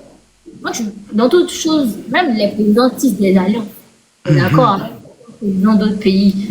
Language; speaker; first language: French; native; French